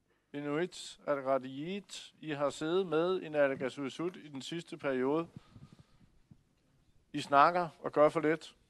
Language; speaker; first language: Danish; native; Danish